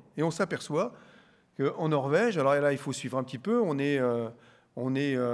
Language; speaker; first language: French; native; French